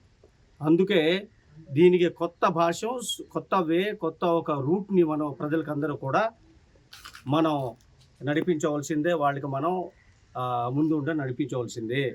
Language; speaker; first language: Telugu; native; Telugu